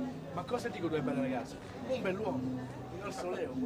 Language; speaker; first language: Italian; native; Italian